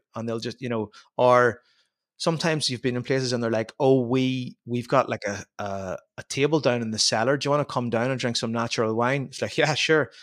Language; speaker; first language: English; native; English